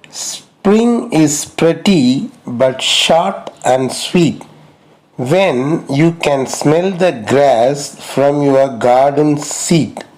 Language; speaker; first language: English; non-native, local second language; Tamil